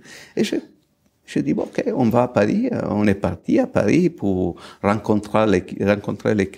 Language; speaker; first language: French; non-native, fluent; Italian